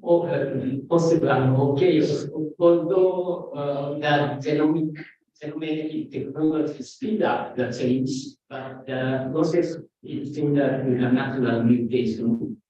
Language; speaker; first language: English; non-native, fluent; Japanese